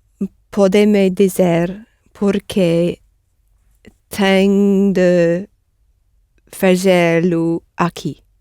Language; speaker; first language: Portuguese; non-native, learner; English